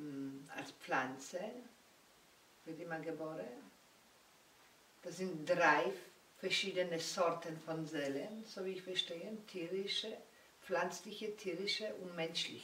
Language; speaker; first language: German; non-native, learner; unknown